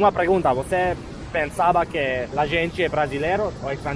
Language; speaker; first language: Portuguese; non-native, learner; Hebrew